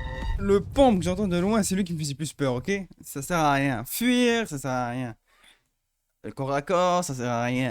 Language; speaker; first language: French; native; French